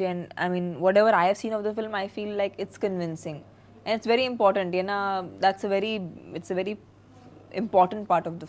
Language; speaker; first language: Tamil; non-native, fluent; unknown